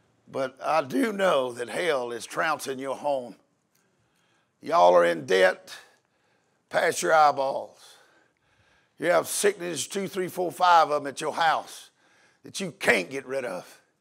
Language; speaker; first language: English; native; English